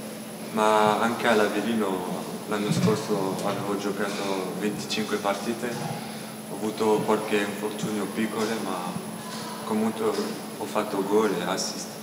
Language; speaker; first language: Italian; non-native, learner; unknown